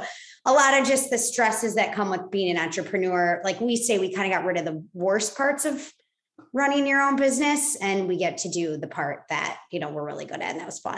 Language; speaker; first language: English; native; English